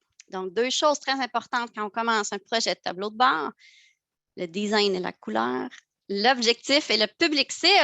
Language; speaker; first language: French; native; French